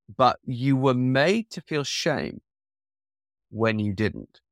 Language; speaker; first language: English; native; English